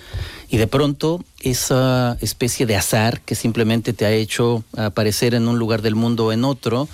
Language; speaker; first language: Spanish; native; Spanish